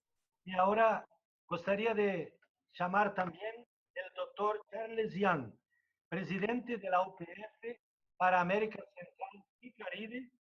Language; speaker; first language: Spanish; non-native, fluent; Portuguese